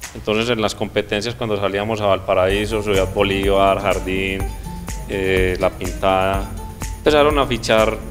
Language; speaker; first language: Spanish; native; Spanish